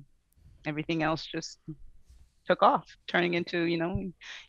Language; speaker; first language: English; native; English